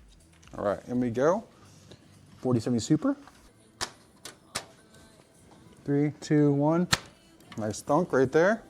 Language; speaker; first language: English; native; English